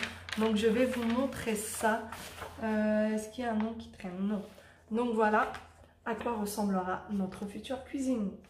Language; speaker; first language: French; native; French